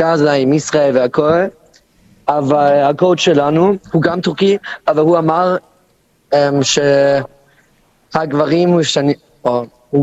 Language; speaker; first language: Hebrew; non-native, learner; German